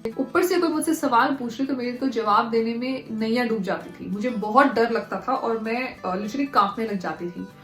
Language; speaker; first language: Hindi; native; Hindi